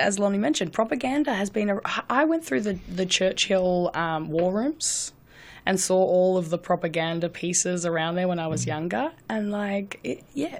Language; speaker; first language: English; native; English